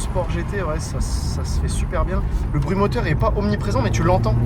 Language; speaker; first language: French; native; French